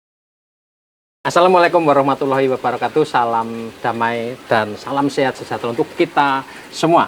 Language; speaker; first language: Indonesian; native; Indonesian